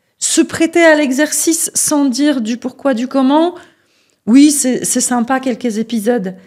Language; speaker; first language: French; non-native, fluent; Polish